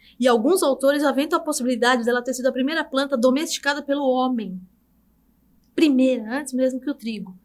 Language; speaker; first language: Portuguese; native; Portuguese